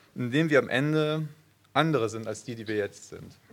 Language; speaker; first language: German; native; German